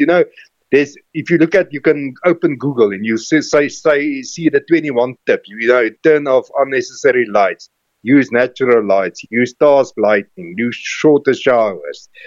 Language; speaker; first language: English; non-native, local second language; Afrikaans